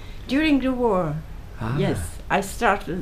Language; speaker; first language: English; non-native, fluent; Italian